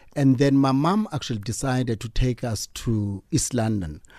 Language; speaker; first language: English; non-native, local second language; Xhosa